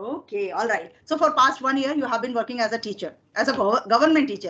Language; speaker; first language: English; non-native, fluent; Hindi